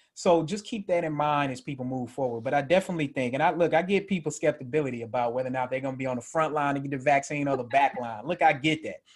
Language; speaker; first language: English; native; English